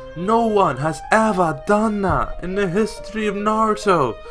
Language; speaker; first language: English; native; English